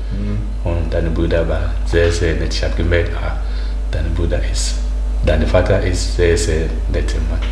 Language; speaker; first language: German; non-native, learner; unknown